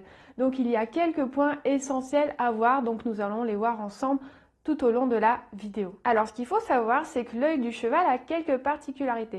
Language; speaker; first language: French; native; French